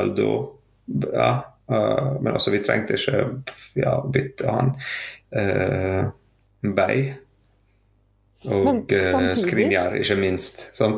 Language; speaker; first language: Norwegian; non-native, fluent; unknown